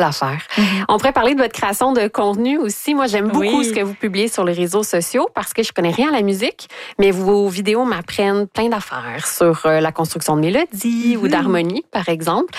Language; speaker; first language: French; native; French